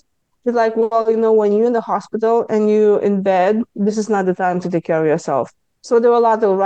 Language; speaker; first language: English; non-native, fluent; Lithuanian